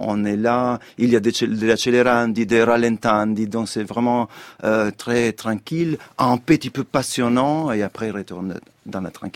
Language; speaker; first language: French; non-native, fluent; Italian